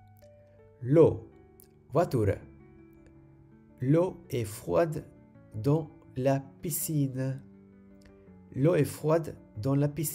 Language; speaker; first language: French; non-native, fluent; Sinhala